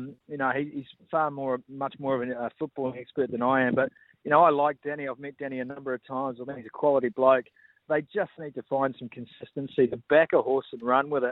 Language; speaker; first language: English; native; English